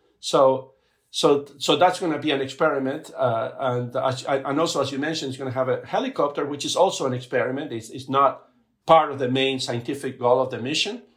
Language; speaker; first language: English; non-native, fluent; Spanish